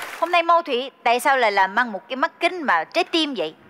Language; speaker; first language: Vietnamese; native; Vietnamese